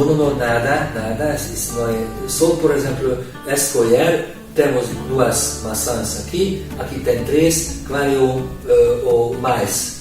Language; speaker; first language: Portuguese; non-native, learner; Hungarian